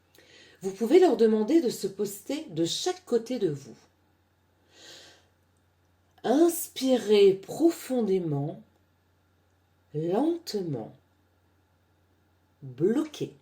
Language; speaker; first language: French; native; French